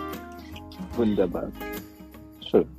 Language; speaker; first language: German; non-native, fluent; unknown